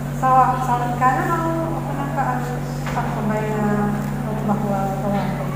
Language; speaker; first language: Arabic; non-native, fluent; Indonesian